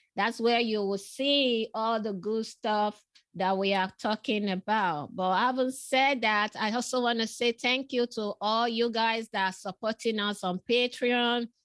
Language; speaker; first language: English; non-native, local second language; Yoruba